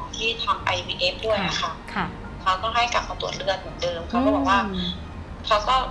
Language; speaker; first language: Thai; native; Thai